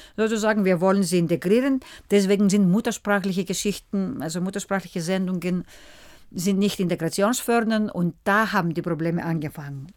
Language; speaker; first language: German; early bilingual, other home language; Greek